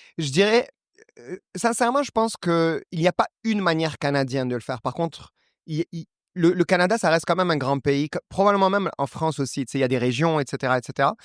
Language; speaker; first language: French; non-native, local second language; Arabic